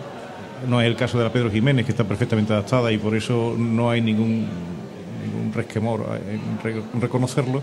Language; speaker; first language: Spanish; native; Spanish